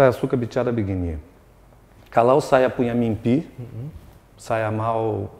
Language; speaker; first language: Indonesian; non-native, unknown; Portuguese